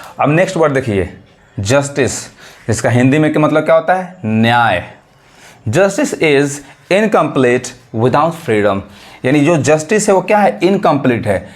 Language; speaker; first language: Hindi; native; Hindi